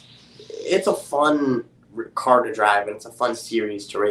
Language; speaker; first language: English; native; English